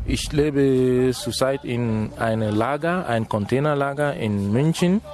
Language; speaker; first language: German; non-native, fluent; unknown